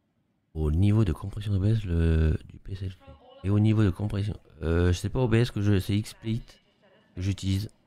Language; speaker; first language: French; native; French